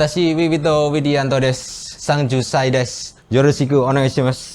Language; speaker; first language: Japanese; non-native, learner; Indonesian